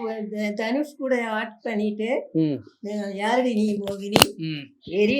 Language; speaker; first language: Tamil; non-native, learner; Malayalam